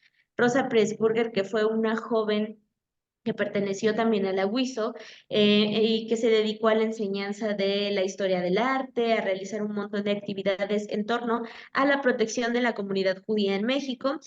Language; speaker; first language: Spanish; native; Spanish